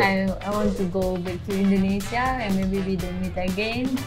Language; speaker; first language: English; non-native, learner; Indonesian